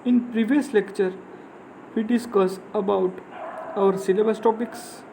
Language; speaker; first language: English; non-native, local second language; Gujarati